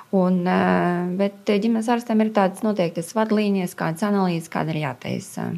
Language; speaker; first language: Latvian; non-native, local second language; Russian